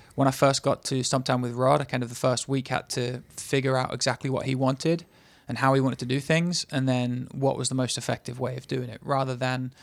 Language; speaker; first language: English; native; English